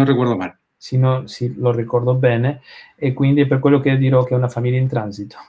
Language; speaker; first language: Italian; non-native, learner; Spanish